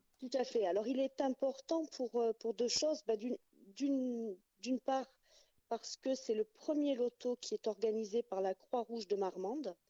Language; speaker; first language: French; native; French